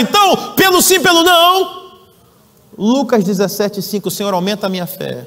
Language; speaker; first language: Portuguese; native; Portuguese